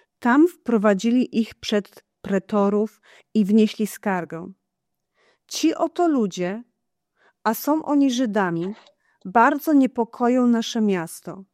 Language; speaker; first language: Polish; non-native, fluent; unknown